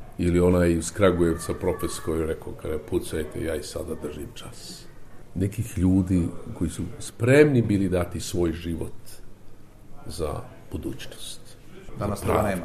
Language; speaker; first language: Croatian; native; Croatian